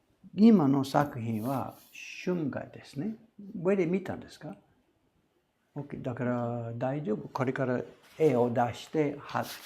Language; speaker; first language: Japanese; non-native, fluent; English